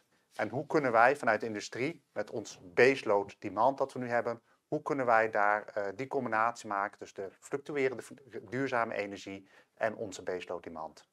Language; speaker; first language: Dutch; native; Dutch